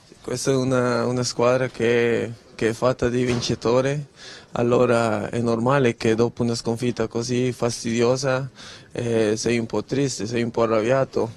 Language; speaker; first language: Italian; non-native, fluent; Spanish